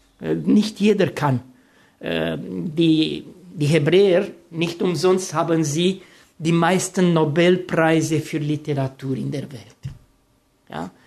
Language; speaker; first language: German; non-native, fluent; Romanian